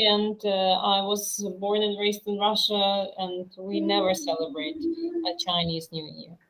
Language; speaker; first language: English; non-native, fluent; Russian